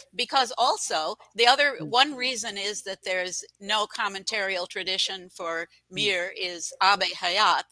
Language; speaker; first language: English; native; English